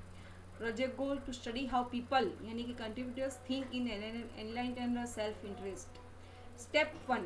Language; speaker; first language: English; non-native, local second language; Gujarati